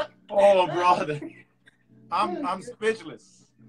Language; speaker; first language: English; non-native, fluent; Portuguese